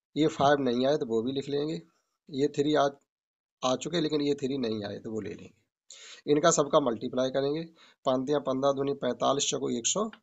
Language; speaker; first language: Hindi; native; Hindi